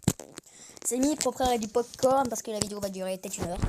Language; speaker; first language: French; native; French